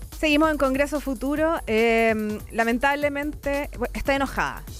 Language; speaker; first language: Spanish; native; Spanish